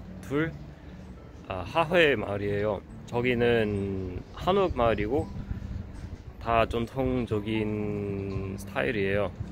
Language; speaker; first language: Korean; non-native, fluent; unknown